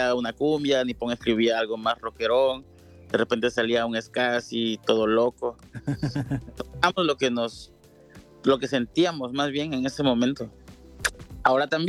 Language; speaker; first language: Spanish; native; Spanish